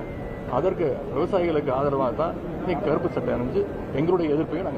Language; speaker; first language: Tamil; native; Tamil